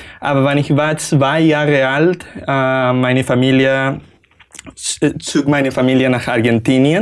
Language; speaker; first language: German; non-native, learner; Spanish